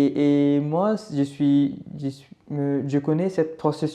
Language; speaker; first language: French; non-native, learner; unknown